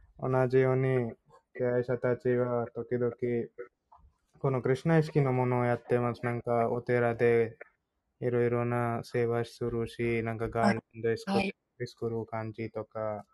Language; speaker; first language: Japanese; non-native, fluent; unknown